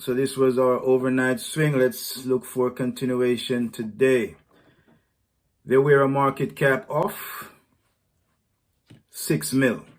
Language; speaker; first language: English; native; English